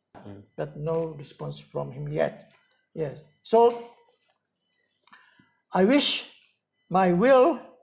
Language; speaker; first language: English; non-native, learner; Japanese